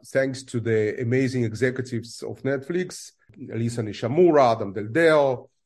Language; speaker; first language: English; non-native, fluent; Russian